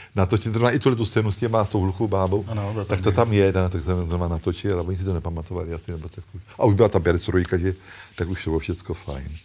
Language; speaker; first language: Czech; native; Czech